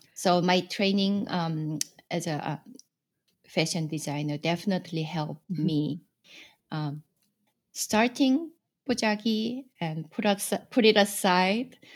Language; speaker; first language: English; non-native, fluent; Korean